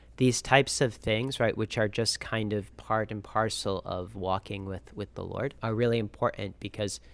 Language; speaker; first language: English; native; English